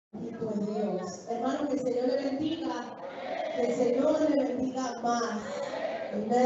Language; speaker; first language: Spanish; native; Spanish